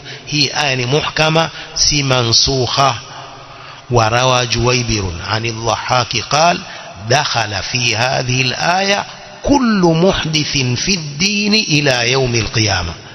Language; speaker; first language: Arabic; non-native, fluent; Swahili